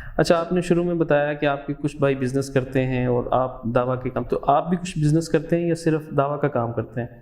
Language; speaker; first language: Urdu; native; Urdu